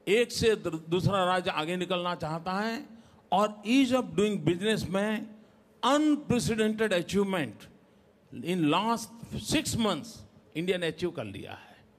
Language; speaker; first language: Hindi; non-native, local second language; Gujarati